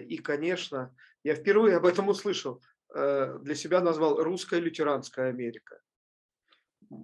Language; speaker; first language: Russian; native; Russian